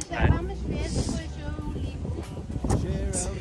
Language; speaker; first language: Portuguese; early bilingual, heritage; Portuguese